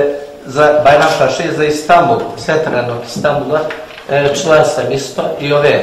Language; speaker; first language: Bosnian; early bilingual, heritage; Bosnian